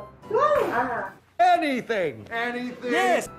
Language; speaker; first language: English; native; English